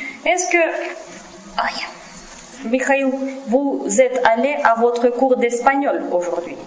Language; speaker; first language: French; non-native, fluent; Russian